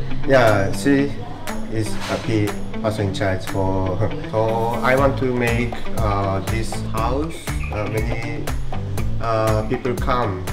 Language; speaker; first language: English; non-native, learner; Japanese